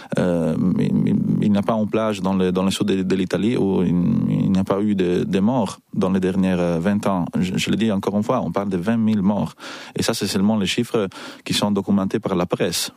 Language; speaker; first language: French; non-native, fluent; Italian